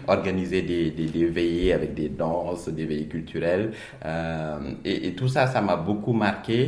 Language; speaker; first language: French; non-native, local second language; Wolof